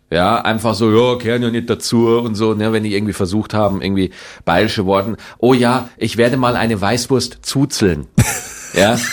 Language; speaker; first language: German; native; German